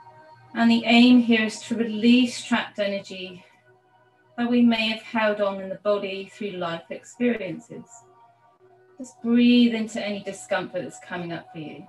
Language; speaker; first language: English; native; English